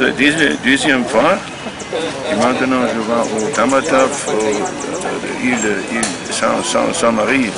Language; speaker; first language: French; non-native, learner; German